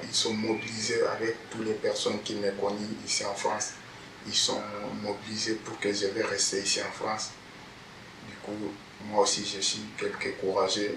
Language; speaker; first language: French; non-native, learner; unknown